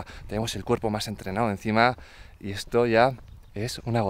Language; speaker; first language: Spanish; native; Spanish